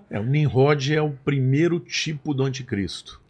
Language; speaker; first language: Portuguese; non-native, fluent; Italian